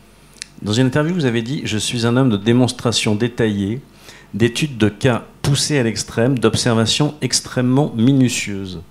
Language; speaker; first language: French; native; French